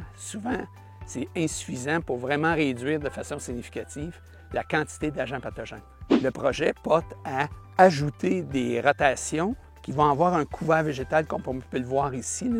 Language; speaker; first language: French; native; French